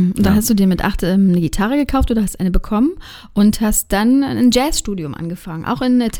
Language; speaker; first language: German; native; German